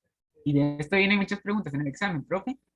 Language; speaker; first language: Spanish; native; Spanish